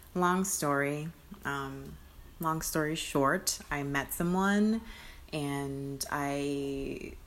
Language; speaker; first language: English; early bilingual, other home language; Spanish